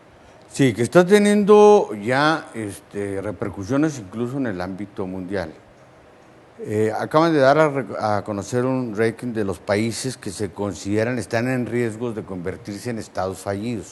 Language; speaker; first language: Spanish; native; Spanish